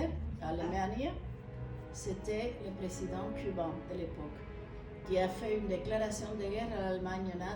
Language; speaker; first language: French; non-native, fluent; Spanish